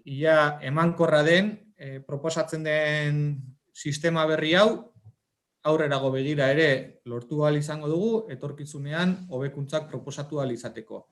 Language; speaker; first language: Basque; native; Basque